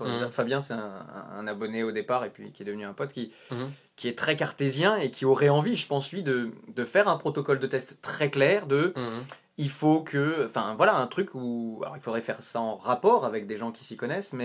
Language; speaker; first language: French; native; French